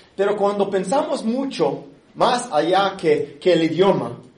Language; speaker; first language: Spanish; early bilingual, other home language; English